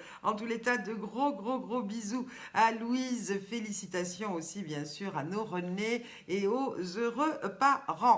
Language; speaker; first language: French; native; French